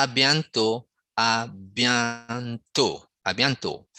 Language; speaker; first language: French; non-native, fluent; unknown